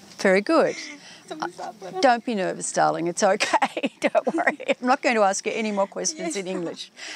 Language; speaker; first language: English; native; English